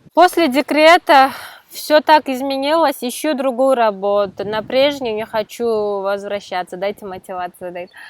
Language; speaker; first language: Russian; non-native, local second language; Kyrgyz